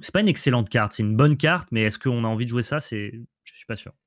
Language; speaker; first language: French; native; French